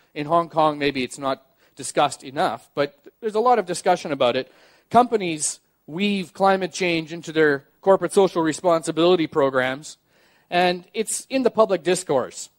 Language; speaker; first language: English; native; English